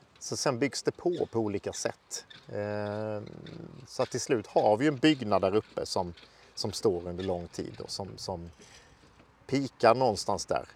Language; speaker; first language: Swedish; native; Swedish